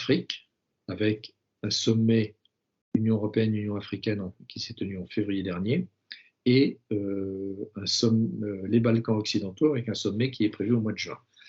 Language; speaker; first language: French; native; French